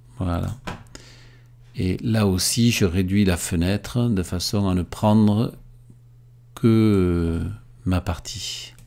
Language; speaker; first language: French; native; French